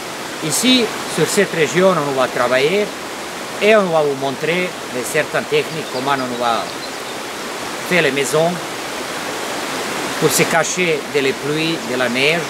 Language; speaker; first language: French; non-native, fluent; Serbian